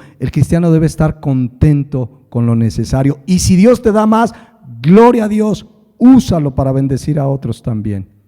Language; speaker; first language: Spanish; native; Spanish